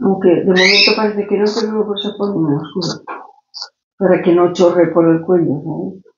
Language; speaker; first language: Spanish; native; Spanish